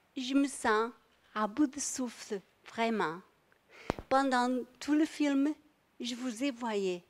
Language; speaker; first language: French; non-native, fluent; Portuguese